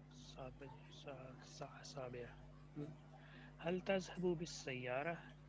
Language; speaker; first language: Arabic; non-native, learner; Urdu